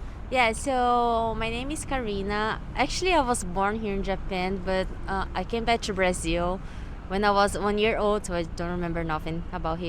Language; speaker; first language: English; non-native, fluent; Portuguese